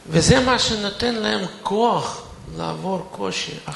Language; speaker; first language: Hebrew; non-native, fluent; Russian